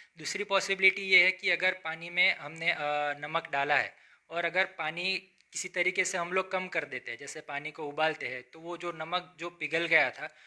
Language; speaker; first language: Hindi; non-native, local second language; Gujarati